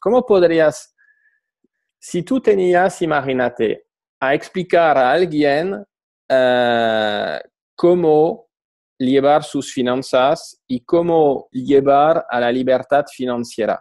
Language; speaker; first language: Spanish; non-native, fluent; French